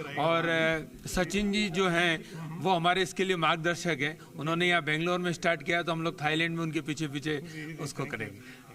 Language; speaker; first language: Hindi; native; Hindi